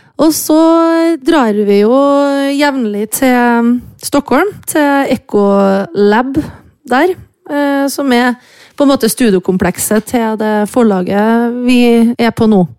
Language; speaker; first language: Norwegian; native; Norwegian